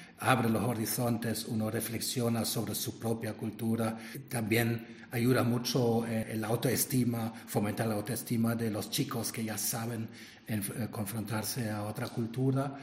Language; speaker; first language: Spanish; non-native, fluent; German